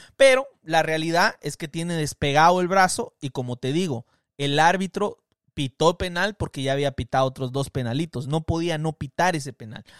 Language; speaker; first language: Spanish; native; Spanish